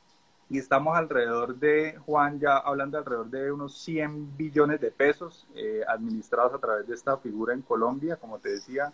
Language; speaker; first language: Spanish; native; Spanish